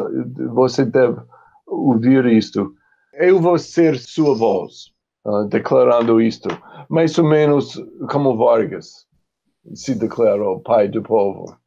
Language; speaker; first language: Portuguese; non-native, fluent; English